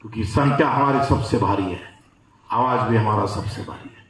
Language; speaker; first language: Hindi; non-native, local second language; Marathi